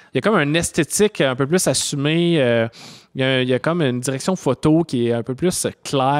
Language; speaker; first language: French; native; French